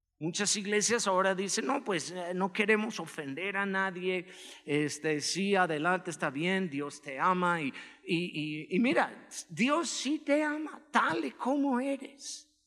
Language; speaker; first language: Spanish; non-native, fluent; English